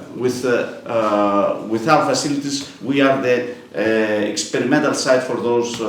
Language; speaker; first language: English; non-native, fluent; Greek